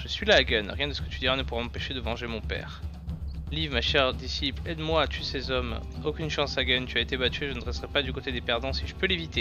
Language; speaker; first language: French; native; French